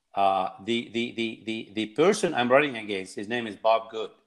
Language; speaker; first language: English; non-native, fluent; Arabic